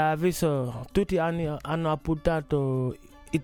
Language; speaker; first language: Italian; non-native, learner; Wolof